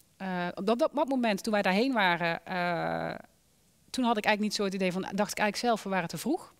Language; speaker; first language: Dutch; native; Dutch